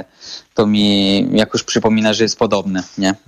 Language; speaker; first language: Polish; non-native, fluent; Italian